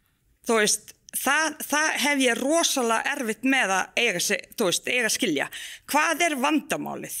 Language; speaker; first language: Icelandic; non-native, fluent; Bosnian